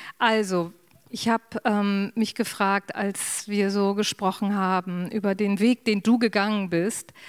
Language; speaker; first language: German; native; German